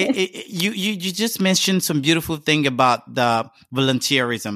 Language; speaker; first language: English; non-native, fluent; French